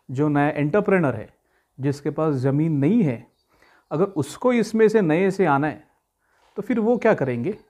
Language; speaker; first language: Hindi; native; Hindi